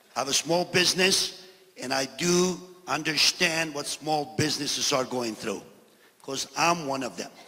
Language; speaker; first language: English; non-native, fluent; Albanian